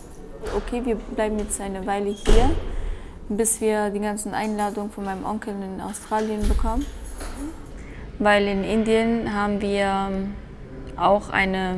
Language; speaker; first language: German; early bilingual, other home language; Persian